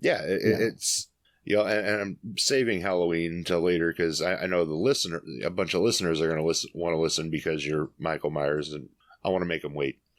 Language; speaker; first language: English; native; English